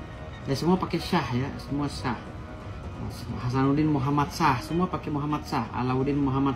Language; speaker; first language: Indonesian; native; Indonesian